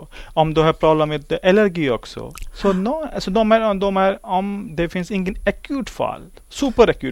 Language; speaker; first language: Swedish; non-native, learner; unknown